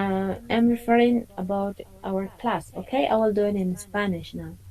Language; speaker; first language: English; non-native, fluent; Spanish